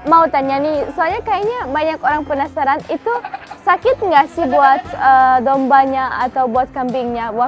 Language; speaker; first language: Indonesian; non-native, fluent; German